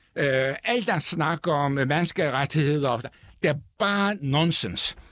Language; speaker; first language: Danish; non-native, fluent; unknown